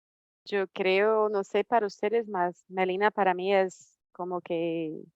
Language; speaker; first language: Spanish; non-native, fluent; Portuguese